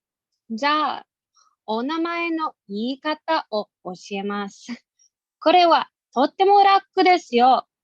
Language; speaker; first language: Japanese; non-native, learner; English